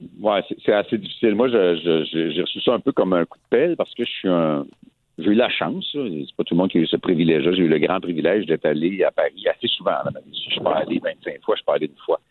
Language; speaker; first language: French; native; French